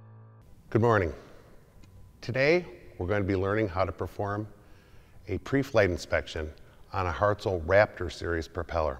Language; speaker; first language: English; native; English